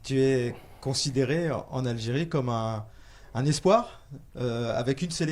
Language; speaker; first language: French; native; French